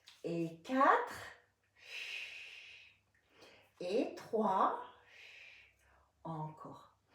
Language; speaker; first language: French; native; French